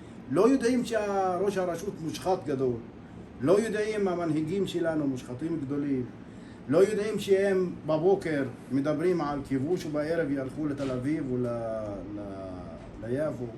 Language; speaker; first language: Hebrew; non-native, local second language; Arabic